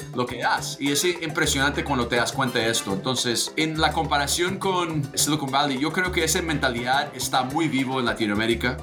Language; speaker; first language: Spanish; non-native, fluent; English